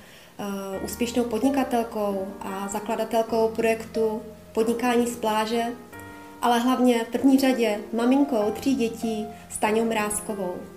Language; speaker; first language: Czech; native; Czech